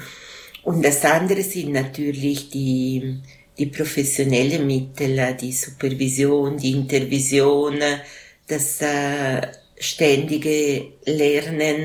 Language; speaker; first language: German; non-native, local second language; Italian